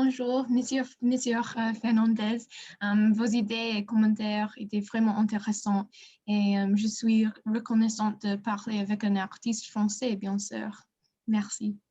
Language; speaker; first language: French; non-native, fluent; English